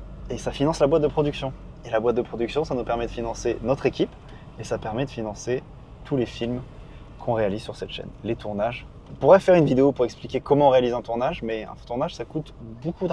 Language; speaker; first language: French; native; French